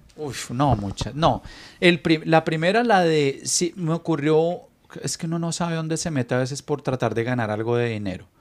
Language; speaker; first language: Spanish; native; Spanish